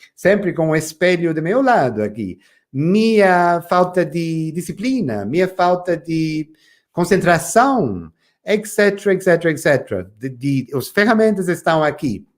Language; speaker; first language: Portuguese; non-native, fluent; English